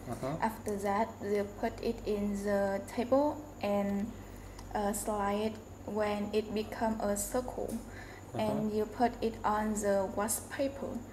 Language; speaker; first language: English; non-native, learner; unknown